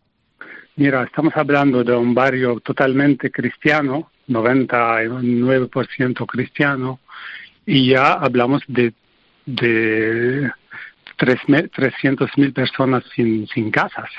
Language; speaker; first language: Spanish; non-native, fluent; Arabic